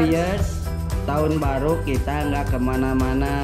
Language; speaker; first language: Indonesian; native; Indonesian